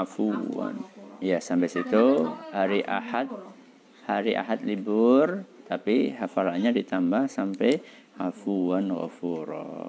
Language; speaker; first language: Indonesian; native; Indonesian